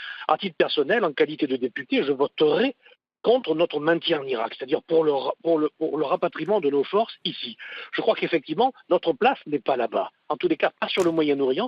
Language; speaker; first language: French; native; French